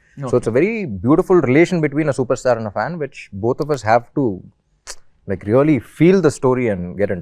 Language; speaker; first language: Telugu; native; Telugu